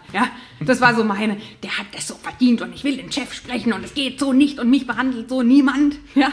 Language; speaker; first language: German; native; German